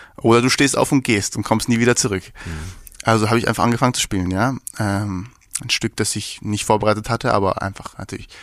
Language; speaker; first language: German; early bilingual, other home language; Persian